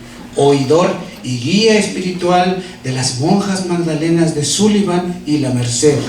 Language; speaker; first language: Spanish; native; Spanish